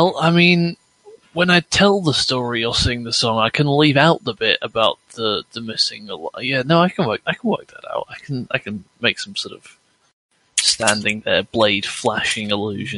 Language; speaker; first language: English; native; English